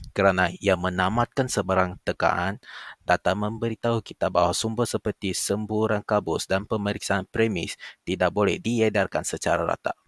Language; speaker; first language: Malay; non-native, local second language; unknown